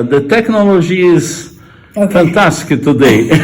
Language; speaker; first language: English; non-native, learner; Portuguese